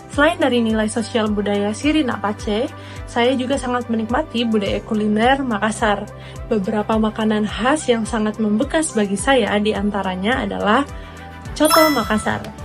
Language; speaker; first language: Indonesian; native; Indonesian